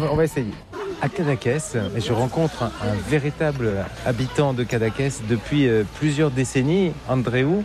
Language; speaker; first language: French; native; French